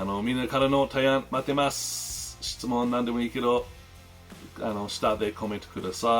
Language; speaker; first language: Japanese; non-native, learner; English